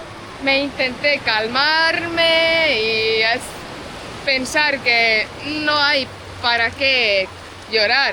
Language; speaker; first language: Spanish; non-native, fluent; Portuguese